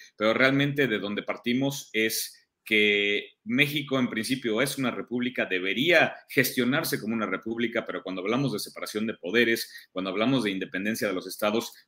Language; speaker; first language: Spanish; early bilingual, heritage; German